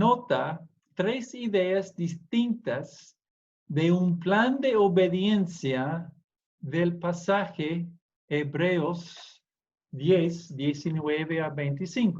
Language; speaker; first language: Spanish; non-native, fluent; English